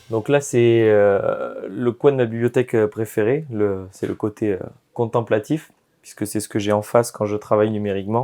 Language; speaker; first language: French; native; French